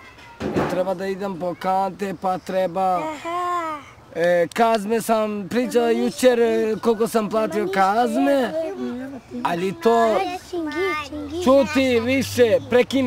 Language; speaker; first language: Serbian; non-native, local second language; Romany